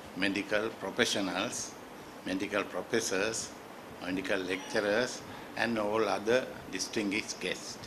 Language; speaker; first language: English; non-native, local second language; Sinhala